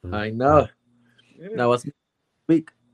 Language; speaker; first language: English; non-native, fluent; Spanish